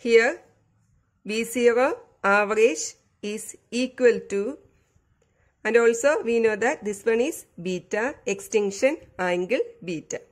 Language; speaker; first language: English; non-native, local second language; Malayalam